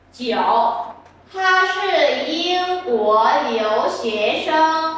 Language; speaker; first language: Chinese; non-native, fluent; Vietnamese